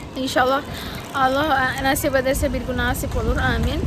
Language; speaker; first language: Turkish; non-native, learner; Indonesian